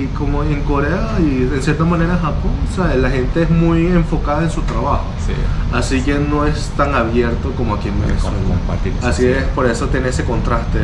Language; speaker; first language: Spanish; native; Spanish